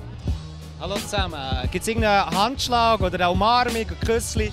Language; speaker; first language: German; native; German